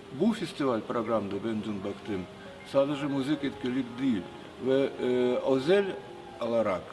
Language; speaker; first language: Turkish; non-native, fluent; Russian